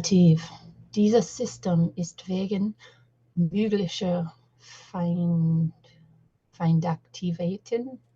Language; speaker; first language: German; non-native, learner; English